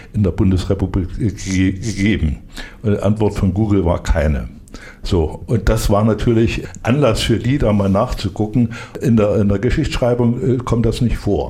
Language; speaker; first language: German; native; German